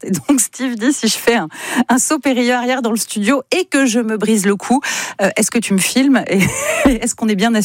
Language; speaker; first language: French; native; French